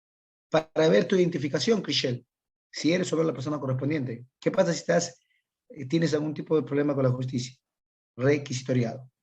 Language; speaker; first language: Spanish; native; Spanish